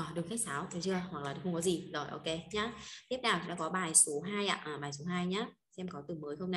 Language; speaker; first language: Vietnamese; native; Vietnamese